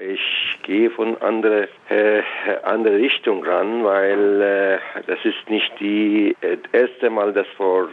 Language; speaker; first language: German; non-native, fluent; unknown